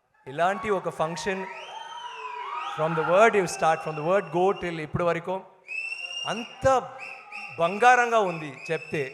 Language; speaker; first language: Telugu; non-native, learner; Tamil